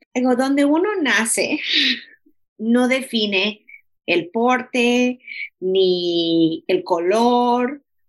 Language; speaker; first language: Spanish; early bilingual, heritage; Spanish